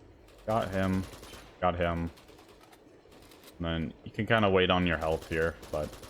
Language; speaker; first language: English; native; English